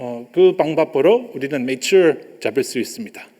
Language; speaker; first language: Korean; non-native, learner; English